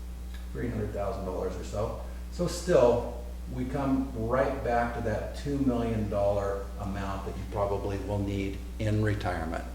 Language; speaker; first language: English; native; English